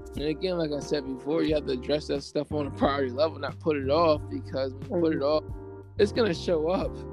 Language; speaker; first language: English; native; English